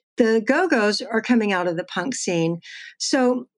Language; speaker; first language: English; native; English